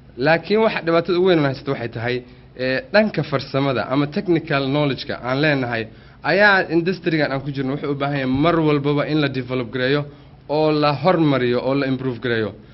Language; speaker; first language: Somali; native; Somali